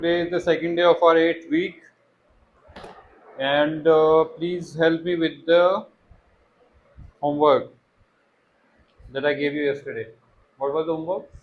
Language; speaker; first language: English; non-native, local second language; Hindi